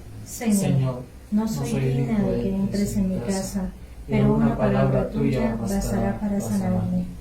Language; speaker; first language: Spanish; native; Spanish